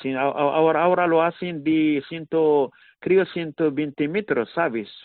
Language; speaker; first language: Spanish; non-native, learner; Arabic